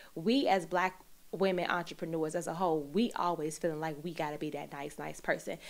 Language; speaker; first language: English; native; English